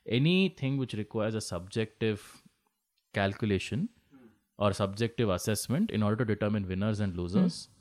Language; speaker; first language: English; non-native, local second language; Kannada